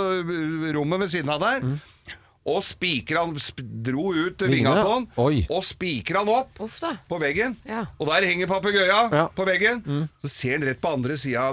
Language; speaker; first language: Norwegian; native; Norwegian